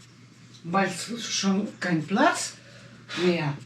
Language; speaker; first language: German; non-native, learner; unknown